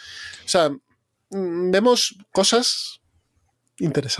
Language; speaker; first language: Spanish; native; Spanish